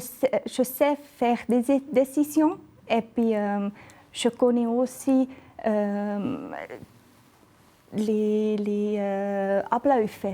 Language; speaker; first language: French; non-native, local second language; German